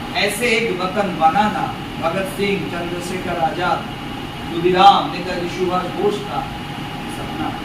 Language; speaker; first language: Hindi; non-native, local second language; Bangla